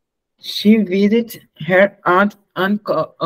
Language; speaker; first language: English; non-native, learner; Portuguese